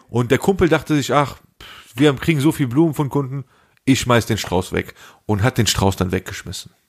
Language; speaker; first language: German; early bilingual, other home language; Turkish